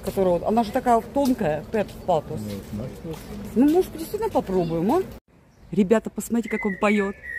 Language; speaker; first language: Russian; native; Russian